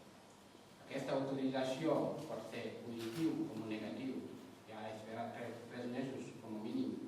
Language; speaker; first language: Catalan; non-native, fluent; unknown